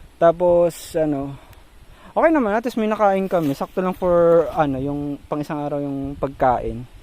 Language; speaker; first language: Filipino; non-native, local second language; Bikol